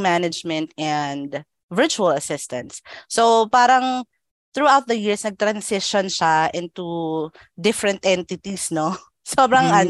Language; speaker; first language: English; non-native, local second language; Filipino